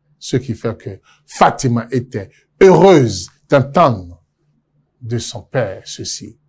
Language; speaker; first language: French; non-native, local second language; Yoruba